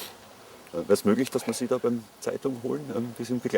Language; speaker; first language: German; native; German